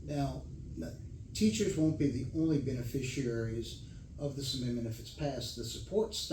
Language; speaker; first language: English; native; English